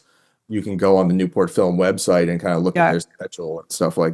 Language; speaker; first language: English; native; English